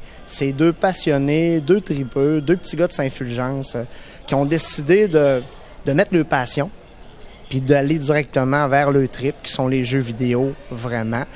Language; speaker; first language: French; native; French